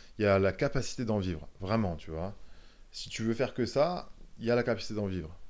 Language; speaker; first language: French; native; French